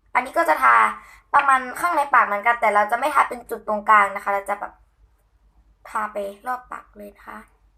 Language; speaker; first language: Thai; native; Thai